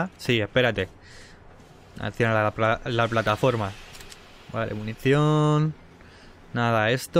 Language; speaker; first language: Spanish; native; Spanish